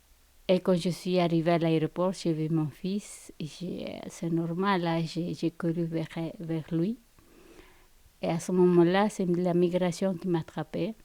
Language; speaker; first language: French; non-native, fluent; Spanish